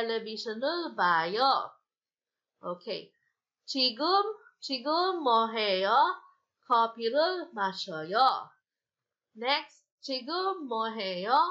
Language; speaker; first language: Korean; non-native, fluent; Filipino